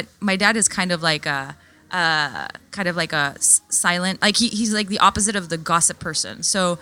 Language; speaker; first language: English; non-native, local second language; French